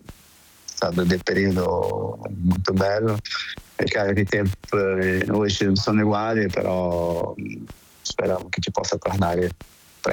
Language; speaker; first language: Italian; non-native, fluent; Portuguese